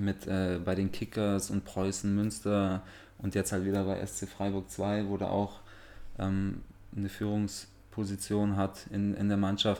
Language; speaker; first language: German; native; German